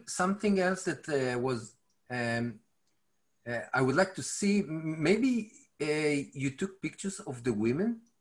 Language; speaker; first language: English; non-native, fluent; Hebrew